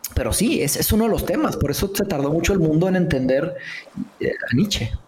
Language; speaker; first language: Spanish; early bilingual, other home language; Portuguese